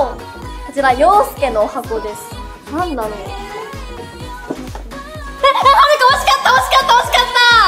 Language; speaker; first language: Japanese; native; Japanese